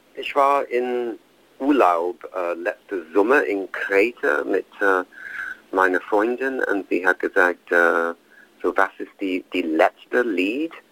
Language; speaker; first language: German; non-native, learner; English